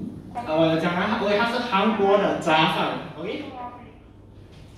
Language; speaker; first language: Chinese; non-native, local second language; English